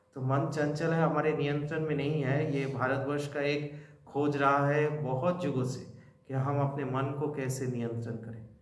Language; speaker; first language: Hindi; non-native, local second language; Bangla